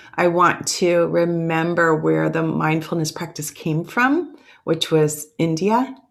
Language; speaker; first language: English; early bilingual, other home language; Italian